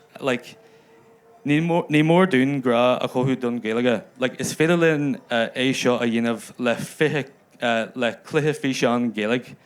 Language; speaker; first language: Irish; non-native, local second language; English